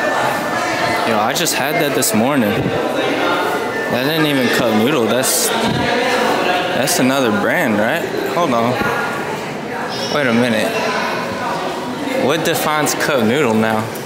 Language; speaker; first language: English; native; English